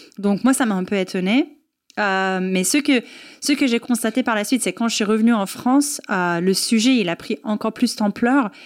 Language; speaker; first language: French; non-native, fluent; English